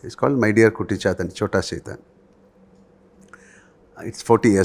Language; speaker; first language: English; non-native, local second language; Malayalam